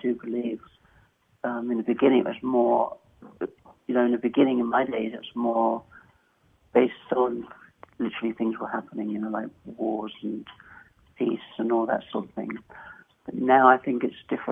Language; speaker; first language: English; native; English